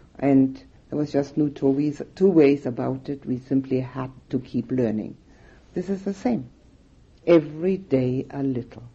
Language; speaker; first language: English; non-native, fluent; German